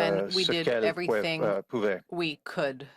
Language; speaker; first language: French; non-native, fluent; English